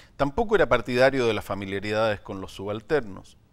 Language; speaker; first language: Spanish; native; Spanish